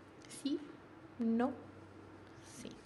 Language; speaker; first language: Spanish; native; Spanish